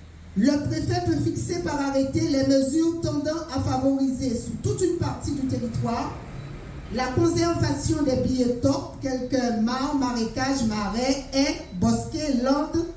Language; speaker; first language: French; native; French